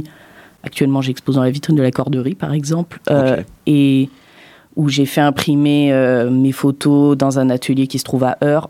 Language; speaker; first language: French; native; French